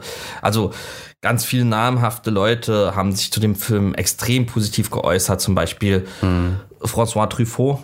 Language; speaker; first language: German; native; German